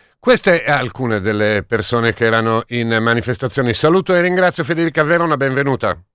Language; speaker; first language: Italian; native; Italian